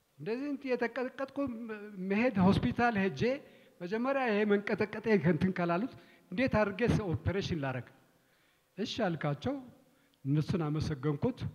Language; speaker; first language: Amharic; non-native, local second language; Tigrinya